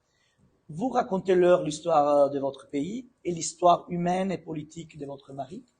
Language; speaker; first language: French; non-native, fluent; Italian